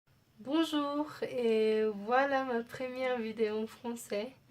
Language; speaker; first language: French; non-native, fluent; Spanish